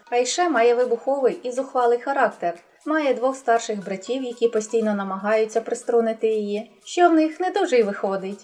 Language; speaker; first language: Ukrainian; native; Ukrainian